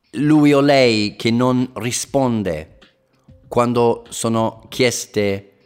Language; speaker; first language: Italian; non-native, fluent; English